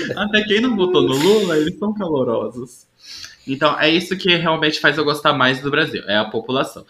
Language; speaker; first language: Portuguese; early bilingual, heritage; Portuguese